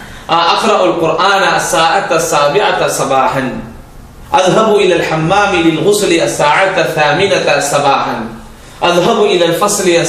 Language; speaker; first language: Arabic; non-native, fluent; Tamil